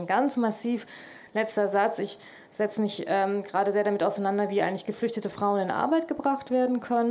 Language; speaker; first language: German; native; German